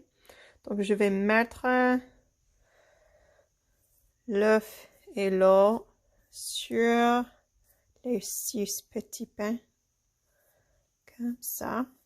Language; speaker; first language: French; non-native, fluent; English